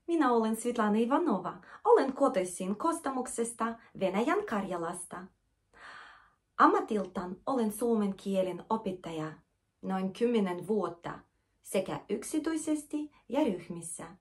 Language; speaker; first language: Finnish; non-native, fluent; Russian